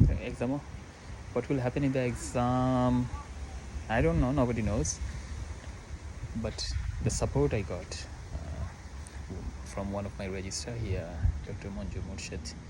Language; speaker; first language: English; non-native, local second language; Sylheti